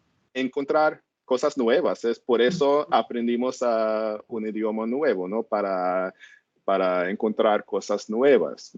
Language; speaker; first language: Spanish; non-native, learner; English